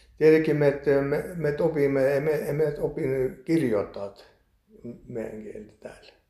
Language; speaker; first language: Finnish; early bilingual, heritage; Finnish